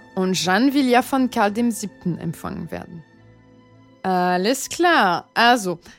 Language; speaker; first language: German; non-native, fluent; French